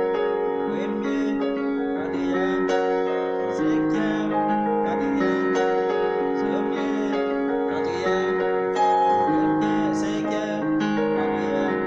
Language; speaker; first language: French; non-native, local second language; Haitian Creole